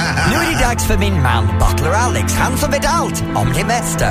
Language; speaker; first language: Swedish; non-native, fluent; English